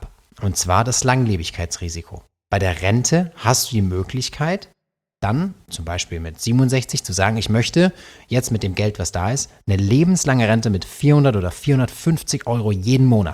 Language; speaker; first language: German; native; German